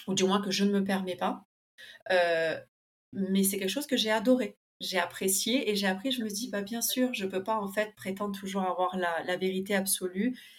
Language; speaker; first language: French; early bilingual, other home language; Spanish